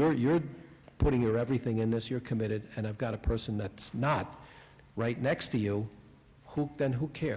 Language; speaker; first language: English; native; English